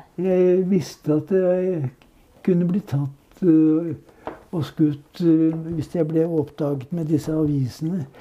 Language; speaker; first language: Norwegian; native; Norwegian